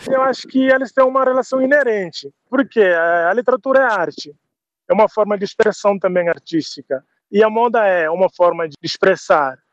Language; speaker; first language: Portuguese; non-native, local second language; Upper Guinea Crioulo